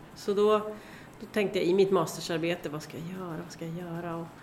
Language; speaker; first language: Swedish; native; Swedish